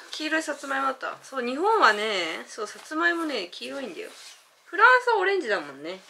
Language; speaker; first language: Japanese; native; Japanese